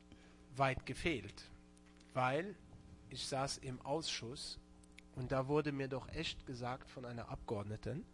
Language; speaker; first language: German; non-native, local second language; Luxembourgish